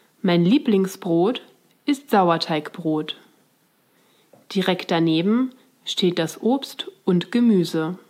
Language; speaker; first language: German; non-native, fluent; Swiss German